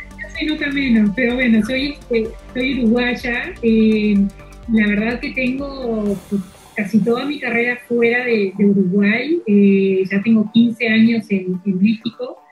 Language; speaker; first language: Spanish; native; Spanish